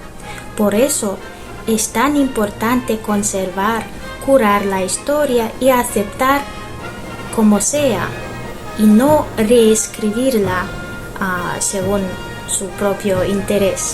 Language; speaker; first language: Spanish; non-native, fluent; Russian